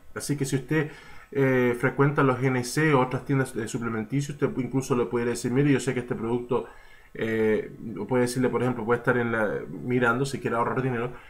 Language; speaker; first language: Spanish; early bilingual, heritage; Spanish